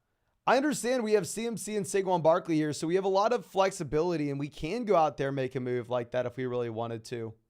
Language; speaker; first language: English; native; English